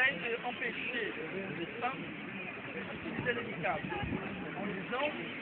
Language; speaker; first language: French; non-native, fluent; Portuguese